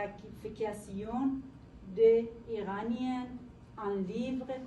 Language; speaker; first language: French; non-native, learner; Persian